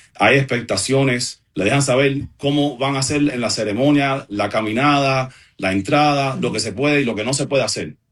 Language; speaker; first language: Spanish; early bilingual, heritage; Spanish